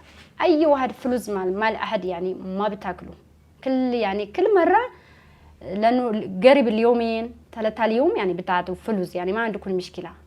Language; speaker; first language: Arabic; non-native, learner; Amharic